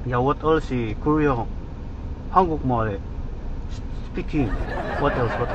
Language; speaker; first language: English; non-native, learner; Korean